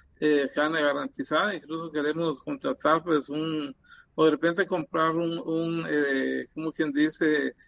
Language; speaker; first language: Spanish; native; Spanish